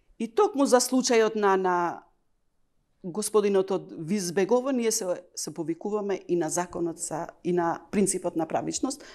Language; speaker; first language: Macedonian; non-native, local second language; Albanian